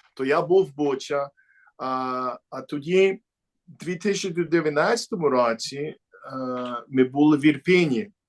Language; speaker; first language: Ukrainian; early bilingual, heritage; Ukrainian